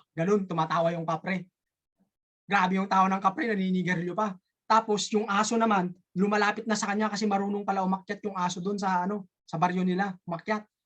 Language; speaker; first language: Filipino; native; Filipino